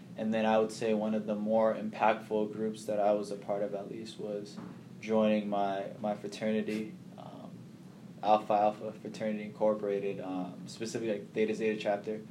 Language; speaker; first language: English; early bilingual, other home language; Somali